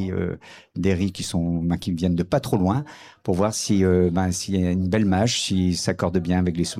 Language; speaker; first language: French; native; French